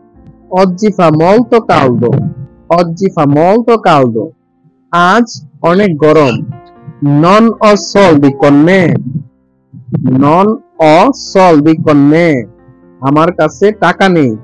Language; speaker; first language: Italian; non-native, learner; Bangla